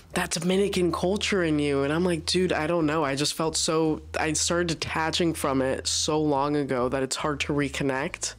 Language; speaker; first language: English; early bilingual, other home language; Spanish